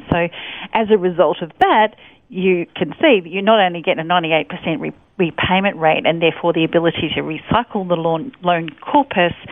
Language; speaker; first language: English; native; English